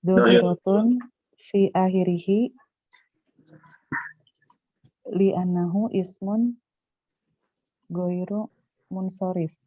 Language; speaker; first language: Arabic; non-native, learner; Indonesian